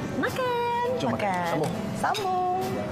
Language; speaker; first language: Malay; native; Malay